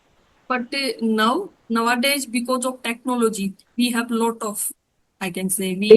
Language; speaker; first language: English; non-native, learner; Hindi